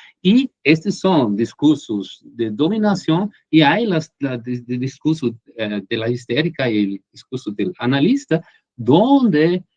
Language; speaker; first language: Spanish; non-native, fluent; Portuguese